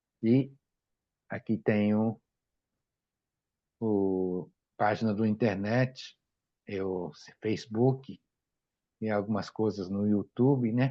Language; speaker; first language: Portuguese; non-native, fluent; Japanese